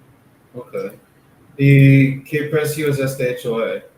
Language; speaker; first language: Spanish; non-native, learner; English